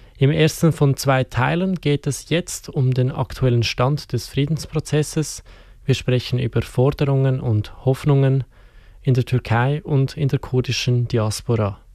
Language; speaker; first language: German; native; German